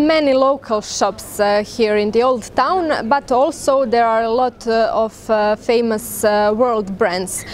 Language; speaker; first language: English; non-native, fluent; Croatian